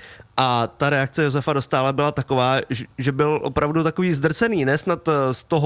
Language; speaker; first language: Czech; native; Czech